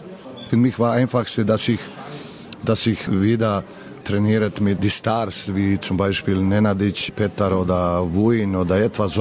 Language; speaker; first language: German; non-native, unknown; Serbian